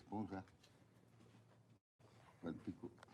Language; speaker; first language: Spanish; native; Spanish